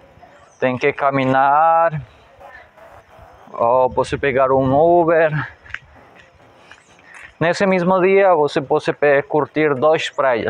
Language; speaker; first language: Portuguese; non-native, learner; Spanish